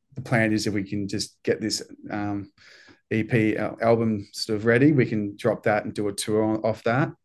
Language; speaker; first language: English; native; English